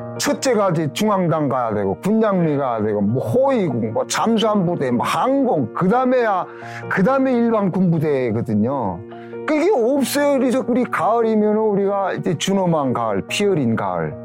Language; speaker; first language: Korean; native; Korean